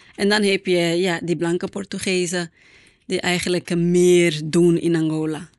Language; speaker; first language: Dutch; non-native, fluent; Portuguese